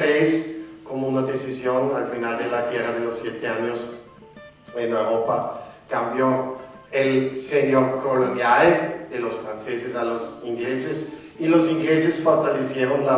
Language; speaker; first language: Spanish; non-native, fluent; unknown